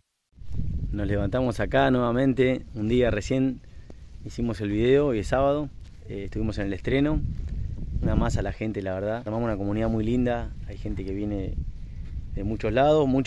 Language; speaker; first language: Spanish; native; Spanish